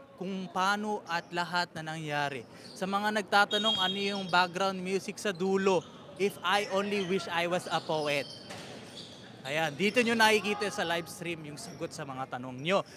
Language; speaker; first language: Filipino; non-native, learner; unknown